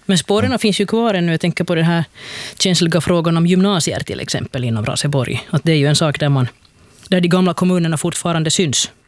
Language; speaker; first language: Swedish; native; Swedish